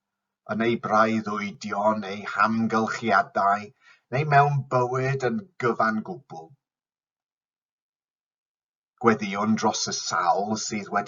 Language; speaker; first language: Welsh; non-native, fluent; English